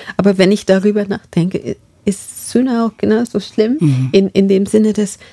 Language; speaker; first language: German; non-native, fluent; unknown